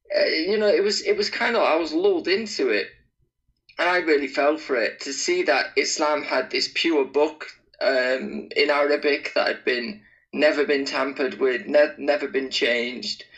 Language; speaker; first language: English; native; English